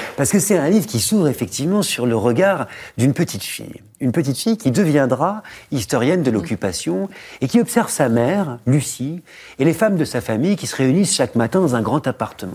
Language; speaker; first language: French; native; French